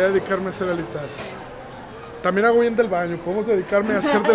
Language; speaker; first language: Spanish; native; Spanish